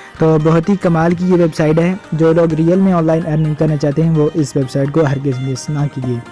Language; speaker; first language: Urdu; non-native, local second language; Punjabi